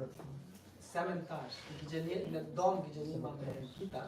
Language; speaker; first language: Polish; non-native, learner; Hindi